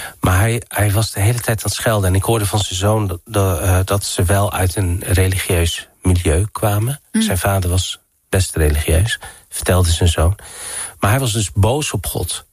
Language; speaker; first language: Dutch; early bilingual, other home language; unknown